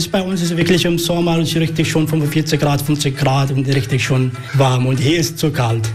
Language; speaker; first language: German; non-native, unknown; Arabic